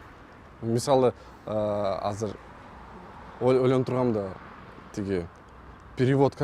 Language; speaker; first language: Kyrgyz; non-native, local second language; Russian